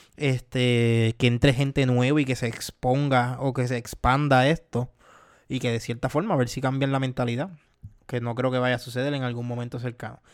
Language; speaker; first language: Spanish; native; Spanish